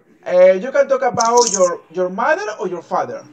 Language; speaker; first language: English; non-native, fluent; Spanish